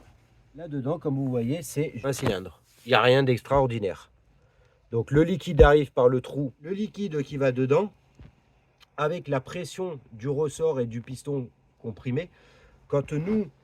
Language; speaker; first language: French; native; French